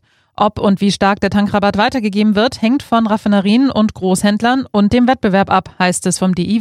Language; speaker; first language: German; native; German